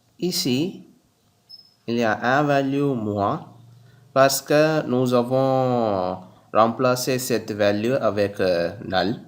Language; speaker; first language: French; non-native, learner; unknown